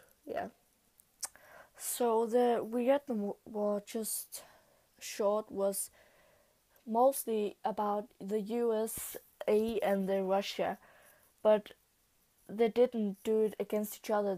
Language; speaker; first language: English; non-native, learner; Danish